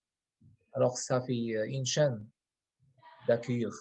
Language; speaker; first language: French; non-native, fluent; Arabic